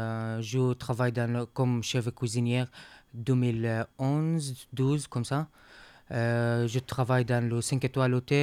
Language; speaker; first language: French; non-native, learner; Arabic